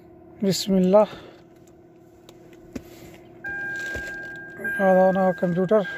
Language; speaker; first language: Arabic; non-native, learner; Urdu